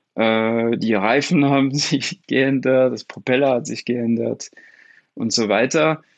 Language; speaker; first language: German; non-native, fluent; French